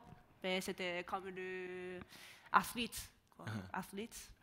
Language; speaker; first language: French; non-native, learner; Japanese